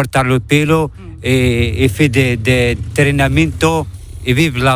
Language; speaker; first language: Spanish; non-native, learner; Arabic